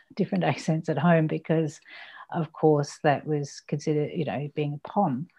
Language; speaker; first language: English; native; English